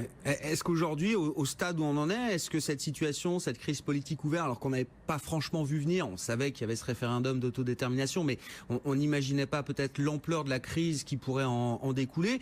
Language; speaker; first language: French; native; French